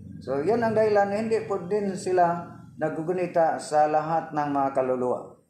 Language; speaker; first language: Filipino; non-native, local second language; Cebuano